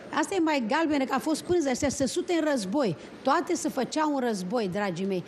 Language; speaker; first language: Romanian; native; Romanian